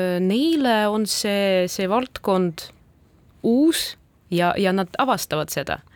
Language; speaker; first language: Estonian; non-native, local second language; Russian